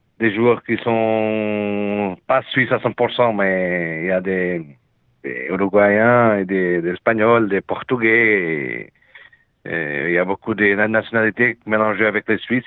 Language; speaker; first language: French; non-native, learner; Portuguese